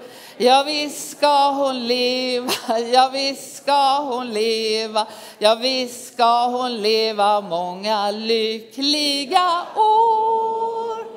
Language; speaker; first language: Swedish; native; Swedish